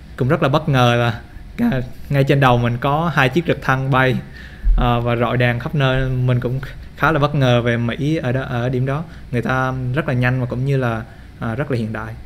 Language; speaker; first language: Vietnamese; native; Vietnamese